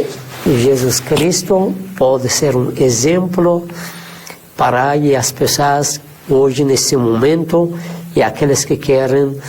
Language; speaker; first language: Portuguese; non-native, fluent; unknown